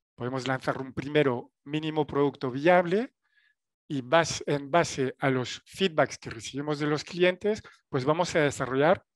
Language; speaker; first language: Spanish; non-native, fluent; French